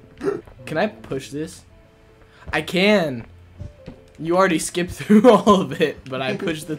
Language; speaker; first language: English; native; English